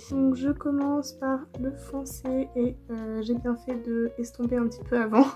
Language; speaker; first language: French; native; French